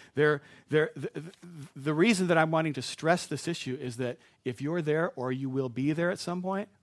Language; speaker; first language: English; native; English